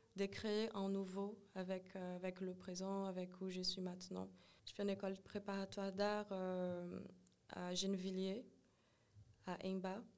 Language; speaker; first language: French; non-native, fluent; Portuguese